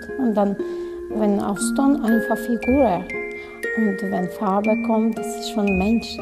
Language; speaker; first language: German; non-native, learner; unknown